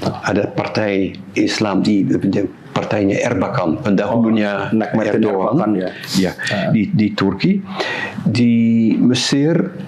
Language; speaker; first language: Indonesian; non-native, fluent; Dutch